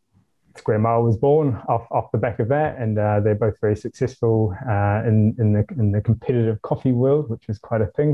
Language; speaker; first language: English; native; English